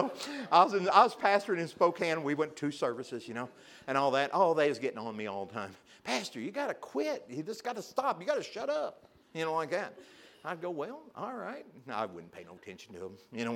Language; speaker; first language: English; native; English